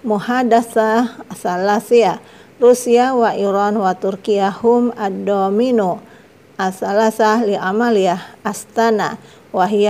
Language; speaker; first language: Arabic; non-native, fluent; Indonesian